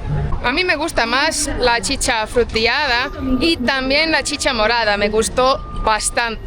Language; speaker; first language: Spanish; non-native, fluent; Portuguese